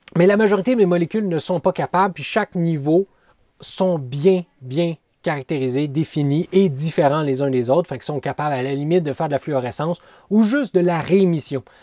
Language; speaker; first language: French; native; French